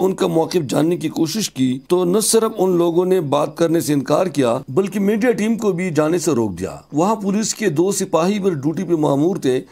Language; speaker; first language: Urdu; non-native, local second language; Khowar